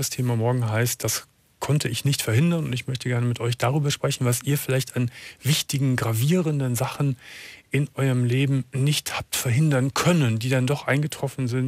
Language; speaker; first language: German; native; German